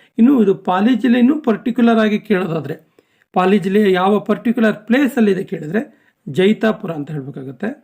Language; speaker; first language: Kannada; native; Kannada